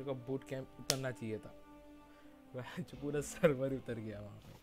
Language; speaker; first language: Hindi; native; Hindi